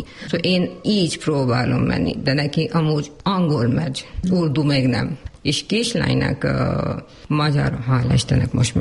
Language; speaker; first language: Hungarian; non-native, learner; Urdu